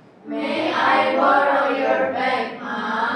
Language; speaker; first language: English; non-native, learner; Indonesian